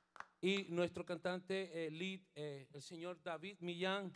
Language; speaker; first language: Spanish; native; Spanish